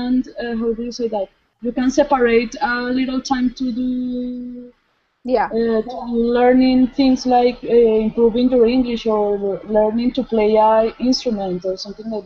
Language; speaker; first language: English; non-native, learner; Spanish